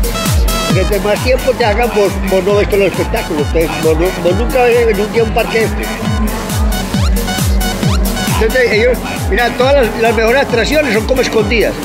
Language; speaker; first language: Spanish; native; Spanish